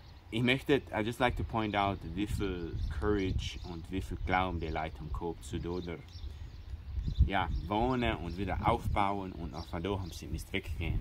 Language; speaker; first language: German; non-native, learner; English